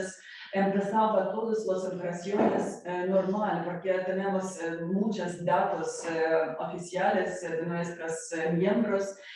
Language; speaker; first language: Spanish; non-native, learner; Ukrainian